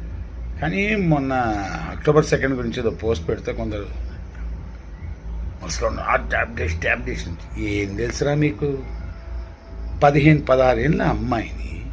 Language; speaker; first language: Telugu; native; Telugu